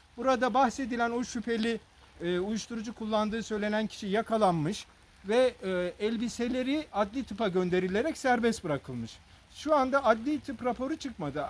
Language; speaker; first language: Turkish; native; Turkish